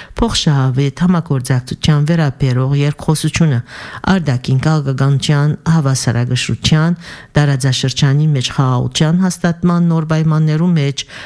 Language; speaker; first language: Armenian; early bilingual, heritage; Armenian